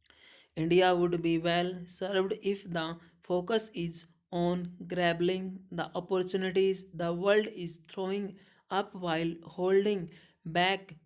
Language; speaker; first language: English; non-native, local second language; Hindi